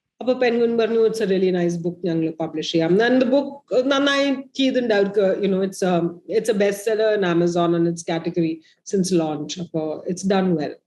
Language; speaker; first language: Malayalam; early bilingual, heritage; Malayalam